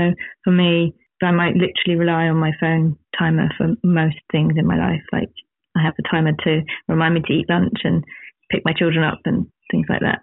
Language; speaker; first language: English; native; English